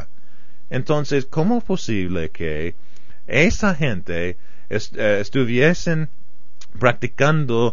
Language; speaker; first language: Spanish; non-native, fluent; English